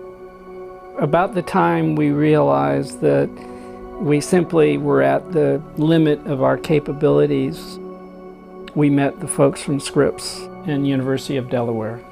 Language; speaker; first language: English; native; English